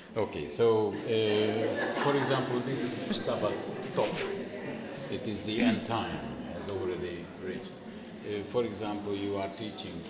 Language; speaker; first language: English; non-native, fluent; Hungarian